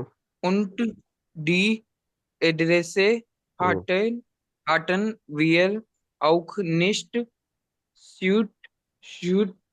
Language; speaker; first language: German; non-native, learner; Hindi